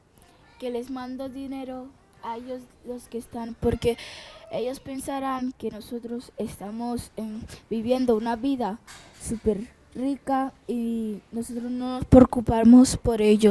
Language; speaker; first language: Spanish; early bilingual, other home language; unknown